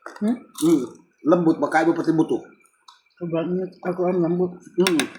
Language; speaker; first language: Filipino; non-native, local second language; Cebuano